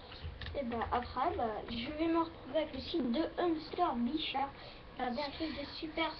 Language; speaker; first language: French; native; French